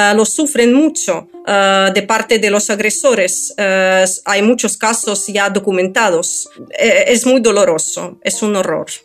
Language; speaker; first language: Spanish; non-native, fluent; Ukrainian